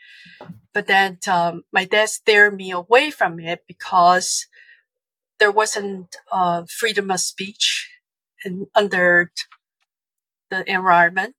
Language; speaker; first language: English; non-native, fluent; Chinese